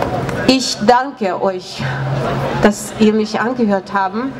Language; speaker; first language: German; non-native, fluent; Russian